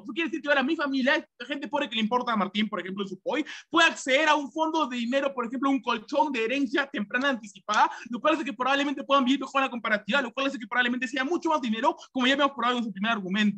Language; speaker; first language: Spanish; native; Spanish